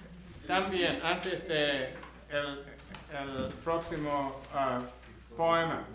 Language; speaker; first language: Spanish; non-native, learner; English